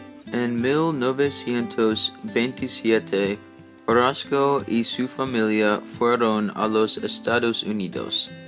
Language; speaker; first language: Spanish; non-native, learner; English